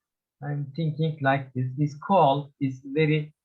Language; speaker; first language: English; non-native, learner; Turkish